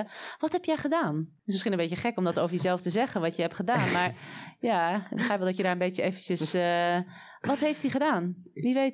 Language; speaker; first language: Dutch; native; Dutch